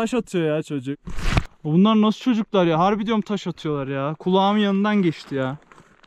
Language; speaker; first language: Turkish; native; Turkish